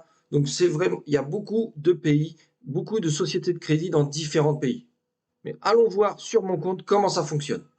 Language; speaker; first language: French; native; French